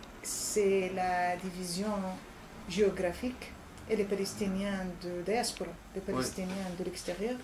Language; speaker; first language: French; non-native, fluent; Arabic